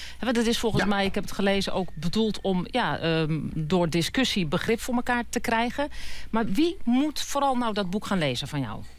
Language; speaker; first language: Dutch; native; Dutch